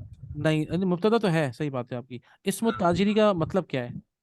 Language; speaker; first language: Hindi; native; Hindi